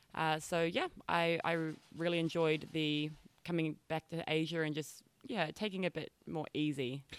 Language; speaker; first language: English; native; English